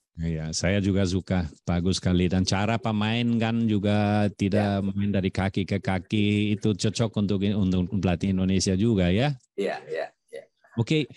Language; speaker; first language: Indonesian; non-native, fluent; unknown